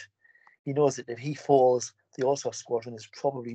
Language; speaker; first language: English; native; English